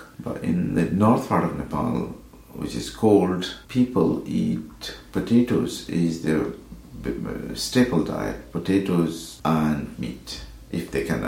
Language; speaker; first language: English; non-native, fluent; Nepali